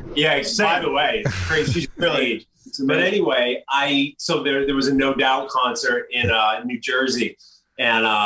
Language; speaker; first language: English; native; English